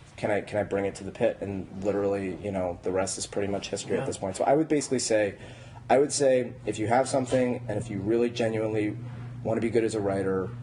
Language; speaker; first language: English; native; English